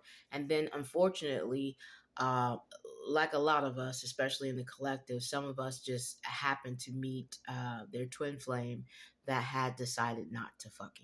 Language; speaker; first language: English; native; English